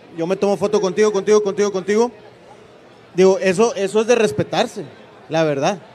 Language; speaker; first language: Spanish; native; Spanish